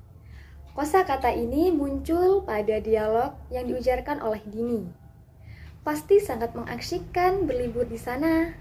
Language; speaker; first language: Indonesian; native; Indonesian